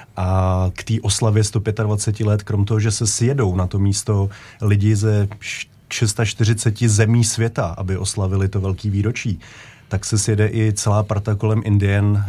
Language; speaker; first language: Czech; native; Czech